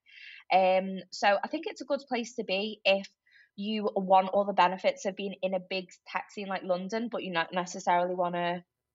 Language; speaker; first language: English; native; English